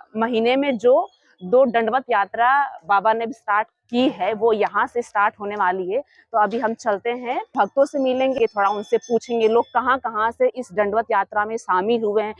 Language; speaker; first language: Hindi; native; Hindi